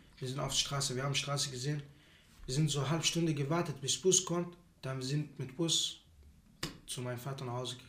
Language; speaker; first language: German; non-native, learner; Arabic